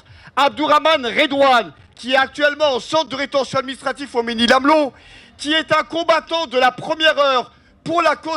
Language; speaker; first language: French; native; French